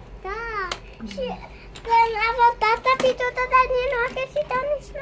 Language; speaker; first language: Romanian; early bilingual, heritage; Romanian